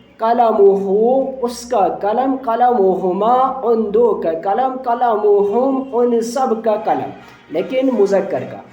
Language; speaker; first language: Urdu; non-native, local second language; Punjabi